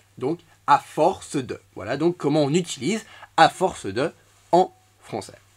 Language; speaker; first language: French; native; French